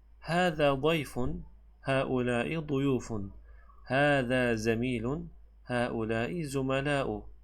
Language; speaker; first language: Arabic; non-native, fluent; Turkish